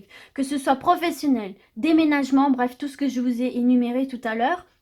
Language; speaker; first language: French; native; French